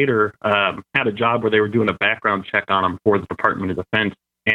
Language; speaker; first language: English; native; English